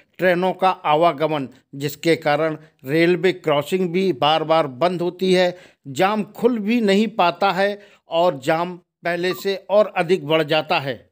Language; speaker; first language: Hindi; native; Hindi